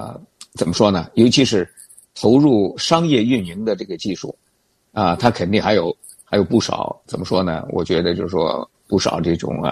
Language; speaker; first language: Chinese; native; Chinese